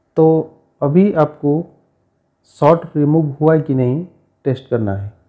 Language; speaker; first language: Hindi; non-native, local second language; Odia